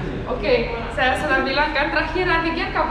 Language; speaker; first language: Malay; non-native, fluent; English